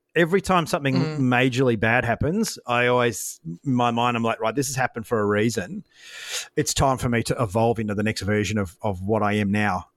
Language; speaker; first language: English; native; English